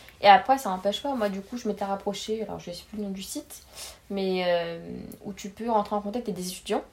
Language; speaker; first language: French; native; French